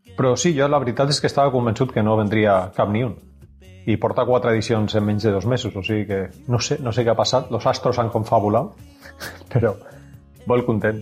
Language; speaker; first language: Catalan; non-native, local second language; Spanish